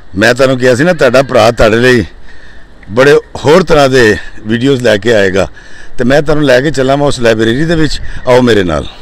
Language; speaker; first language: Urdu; non-native, local second language; Punjabi